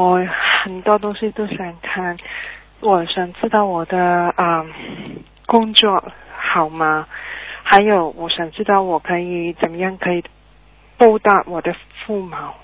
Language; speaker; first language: Chinese; non-native, learner; Cantonese